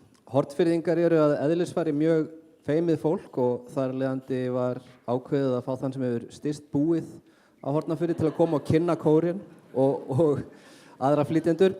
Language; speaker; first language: Icelandic; native; Icelandic